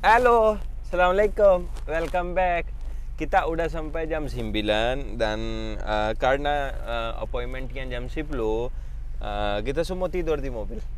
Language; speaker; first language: Indonesian; non-native, fluent; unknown